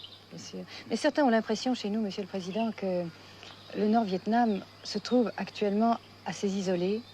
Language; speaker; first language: French; native; French